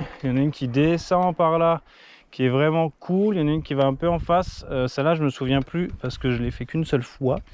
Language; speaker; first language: French; native; French